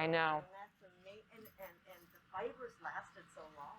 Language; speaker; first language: English; native; English